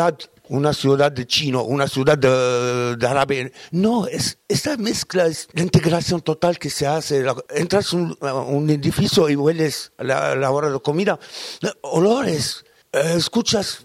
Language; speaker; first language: Spanish; non-native, fluent; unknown